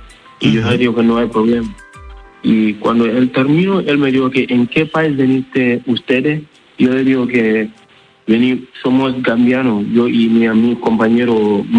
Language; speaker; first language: Spanish; non-native, learner; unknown